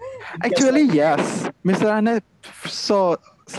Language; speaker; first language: English; non-native, learner; Indonesian